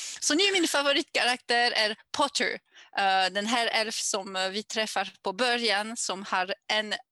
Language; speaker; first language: Swedish; non-native, learner; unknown